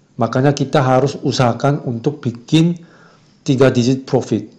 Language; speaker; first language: Indonesian; non-native, fluent; Korean